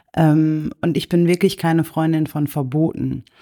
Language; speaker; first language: German; native; German